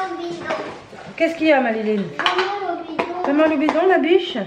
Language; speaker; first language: French; native; French